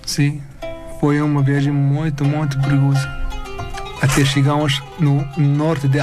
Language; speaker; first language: Portuguese; non-native, learner; Arabic